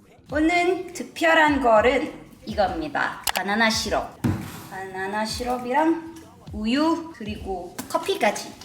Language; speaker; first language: Korean; non-native, learner; Thai